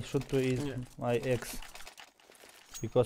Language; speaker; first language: English; non-native, learner; Polish